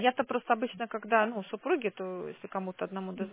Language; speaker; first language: Russian; native; Russian